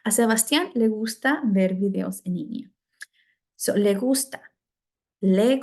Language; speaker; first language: Spanish; non-native, fluent; English